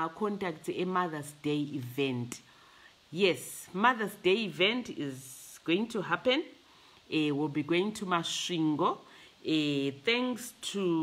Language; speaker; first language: English; non-native, local second language; Shona